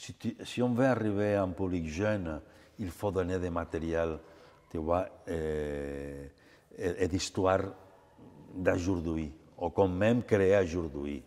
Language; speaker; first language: French; non-native, fluent; Catalan